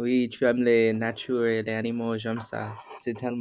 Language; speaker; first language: French; non-native, learner; English